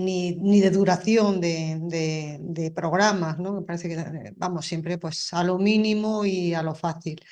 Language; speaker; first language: Spanish; native; Spanish